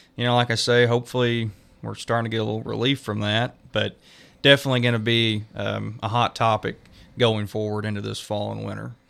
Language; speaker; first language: English; native; English